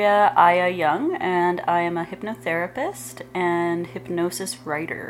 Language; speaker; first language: English; native; English